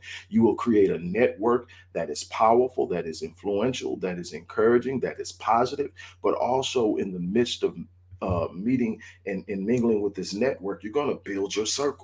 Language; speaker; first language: English; native; English